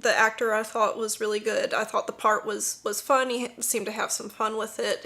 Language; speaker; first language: English; native; English